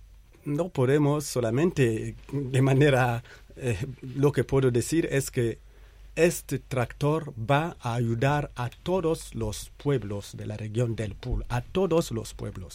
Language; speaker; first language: Spanish; non-native, fluent; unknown